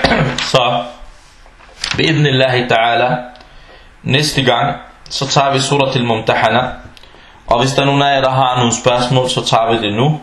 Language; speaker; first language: Danish; non-native, fluent; Arabic